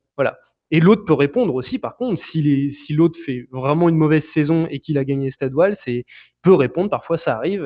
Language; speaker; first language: French; native; French